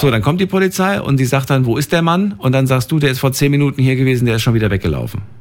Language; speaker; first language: German; native; German